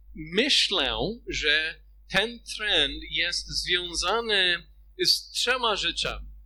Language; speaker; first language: Polish; non-native, fluent; English